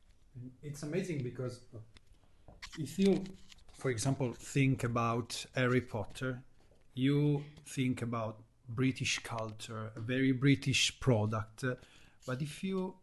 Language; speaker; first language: English; non-native, learner; Italian